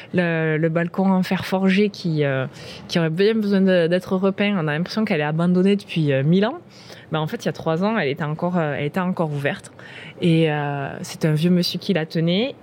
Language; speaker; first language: French; native; French